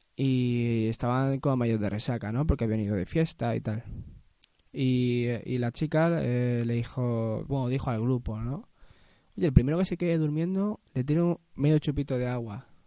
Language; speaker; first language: Spanish; native; Spanish